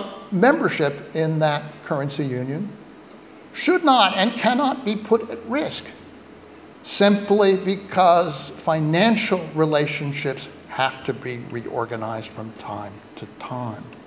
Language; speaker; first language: English; native; English